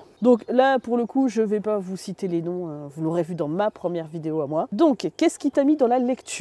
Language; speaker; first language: French; native; French